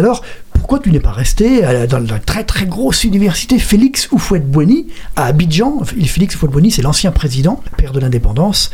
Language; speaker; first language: French; native; French